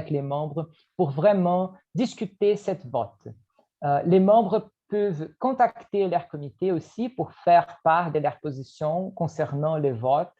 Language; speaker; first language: French; non-native, fluent; Portuguese